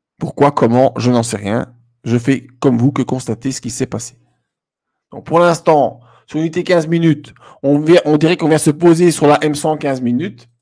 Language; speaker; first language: French; native; French